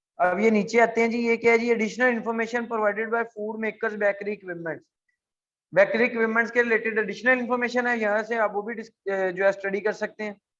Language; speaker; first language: Urdu; non-native, local second language; Punjabi